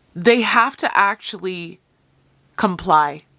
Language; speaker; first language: English; native; English